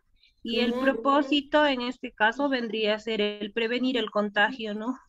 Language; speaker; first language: Spanish; native; Spanish